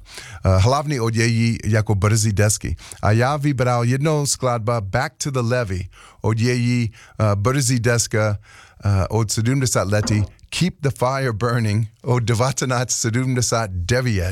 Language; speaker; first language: Czech; non-native, learner; English